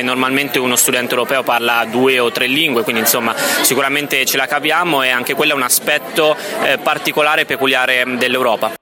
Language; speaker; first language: Italian; native; Italian